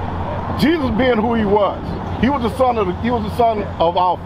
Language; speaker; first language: English; native; English